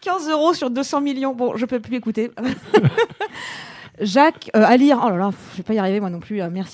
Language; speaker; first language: French; native; French